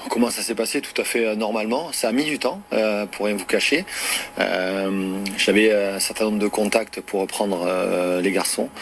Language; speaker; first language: French; native; French